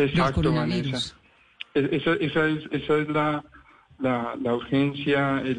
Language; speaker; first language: Spanish; native; Spanish